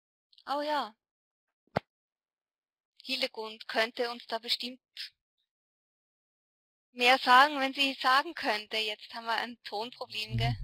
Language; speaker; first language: German; native; German